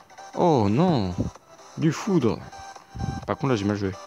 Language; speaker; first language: French; native; French